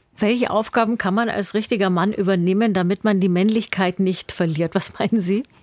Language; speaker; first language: German; native; German